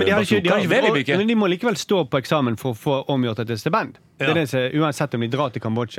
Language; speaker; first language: Norwegian; native; Norwegian